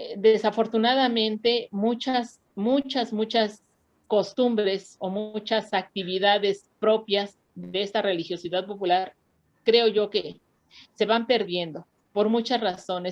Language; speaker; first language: Spanish; native; Spanish